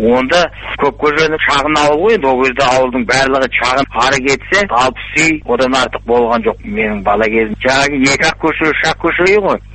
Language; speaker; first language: Kazakh; native; Kazakh